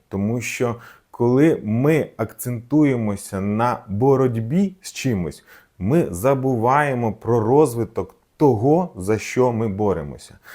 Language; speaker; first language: Ukrainian; non-native, local second language; Russian